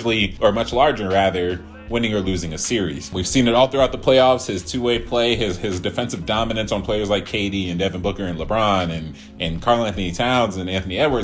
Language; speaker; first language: English; native; English